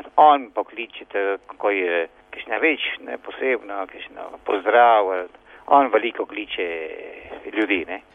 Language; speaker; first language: Slovenian; early bilingual, heritage; Slovenian